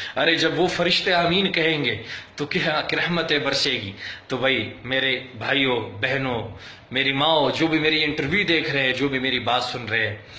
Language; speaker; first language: Urdu; non-native, local second language; Pashto